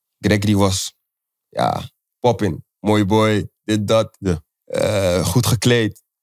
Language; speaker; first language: Dutch; native; Dutch